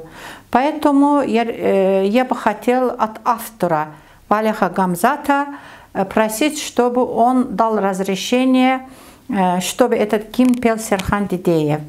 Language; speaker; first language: Russian; non-native, learner; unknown